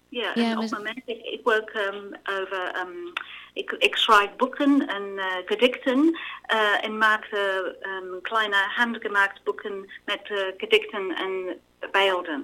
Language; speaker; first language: Dutch; non-native, learner; English